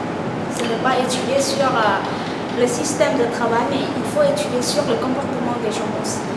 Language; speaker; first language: French; non-native, fluent; Lao